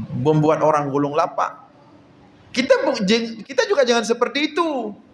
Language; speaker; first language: Malay; non-native, local second language; Achinese